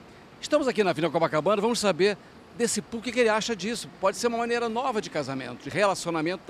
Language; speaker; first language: Portuguese; native; Portuguese